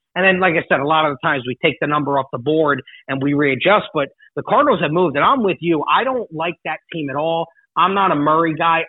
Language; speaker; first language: English; native; English